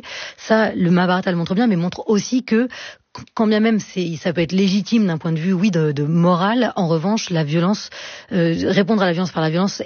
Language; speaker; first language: French; native; French